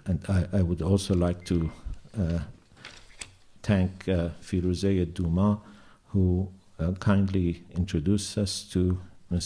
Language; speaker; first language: English; non-native, fluent; Persian